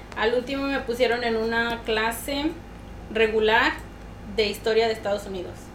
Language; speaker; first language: Spanish; native; Spanish